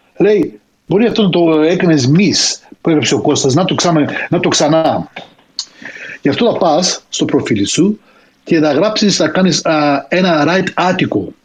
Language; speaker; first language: Greek; early bilingual, heritage; Greek